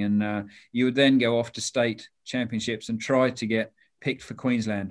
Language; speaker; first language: English; native; English